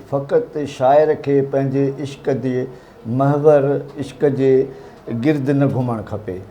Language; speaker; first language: Sindhi; native; Sindhi